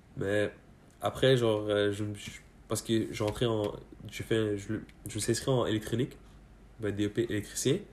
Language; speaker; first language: French; early bilingual, other home language; Persian